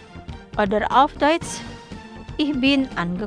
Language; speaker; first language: German; non-native, fluent; Indonesian